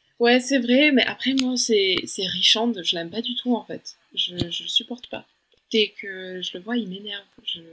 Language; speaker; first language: French; early bilingual, other home language; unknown